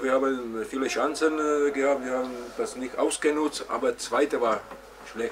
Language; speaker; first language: German; non-native, fluent; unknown